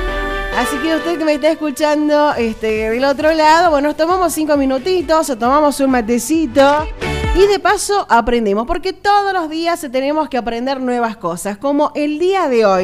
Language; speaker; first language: Spanish; native; Spanish